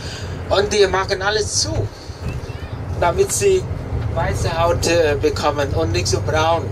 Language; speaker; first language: German; non-native, fluent; Vietnamese